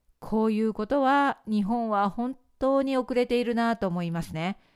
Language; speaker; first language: Japanese; native; Japanese